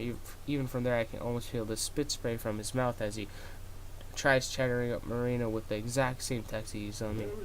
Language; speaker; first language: English; native; English